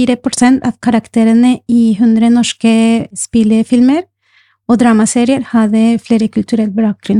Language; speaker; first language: Norwegian; non-native, fluent; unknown